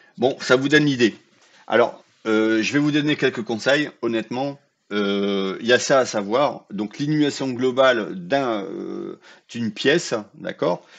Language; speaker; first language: French; native; French